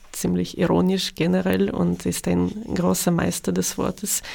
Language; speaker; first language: German; non-native, fluent; Ukrainian